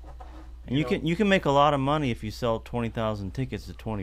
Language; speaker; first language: English; native; English